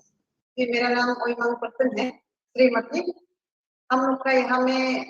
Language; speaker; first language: Hindi; non-native, local second language; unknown